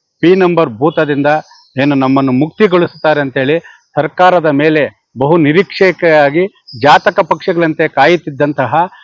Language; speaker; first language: Kannada; native; Kannada